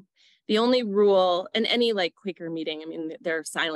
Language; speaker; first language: English; native; English